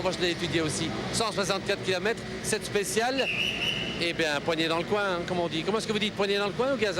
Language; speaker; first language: French; native; French